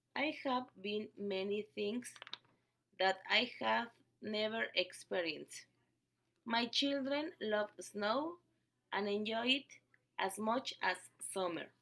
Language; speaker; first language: English; non-native, learner; Spanish